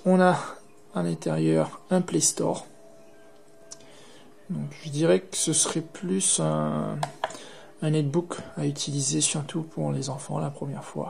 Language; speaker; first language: French; native; French